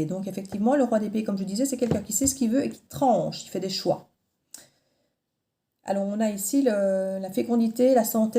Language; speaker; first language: French; native; French